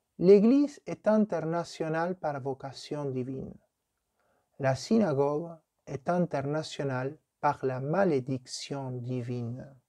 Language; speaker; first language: French; non-native, fluent; Spanish